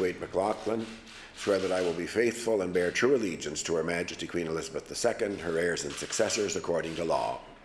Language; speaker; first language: English; native; English